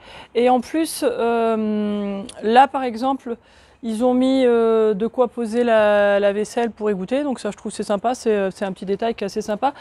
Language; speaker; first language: French; native; French